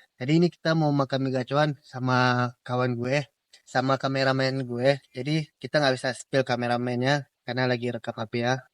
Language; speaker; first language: Indonesian; native; Indonesian